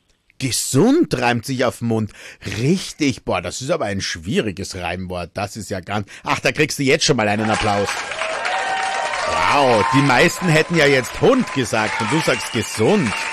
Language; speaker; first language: German; native; German